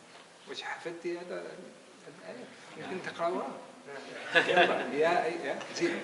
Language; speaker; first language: Arabic; non-native, fluent; English